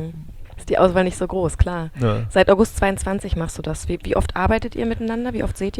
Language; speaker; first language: German; native; German